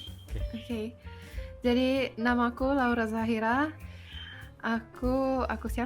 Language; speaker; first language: Indonesian; non-native, fluent; Finnish